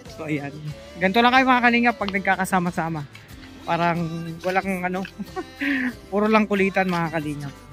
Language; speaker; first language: Filipino; native; Filipino